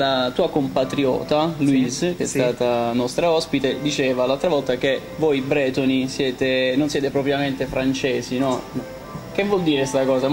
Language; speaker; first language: Italian; native; Italian